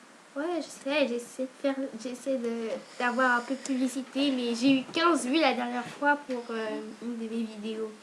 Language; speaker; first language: French; native; French